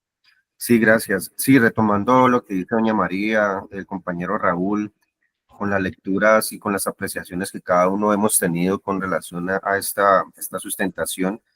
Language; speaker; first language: Spanish; native; Spanish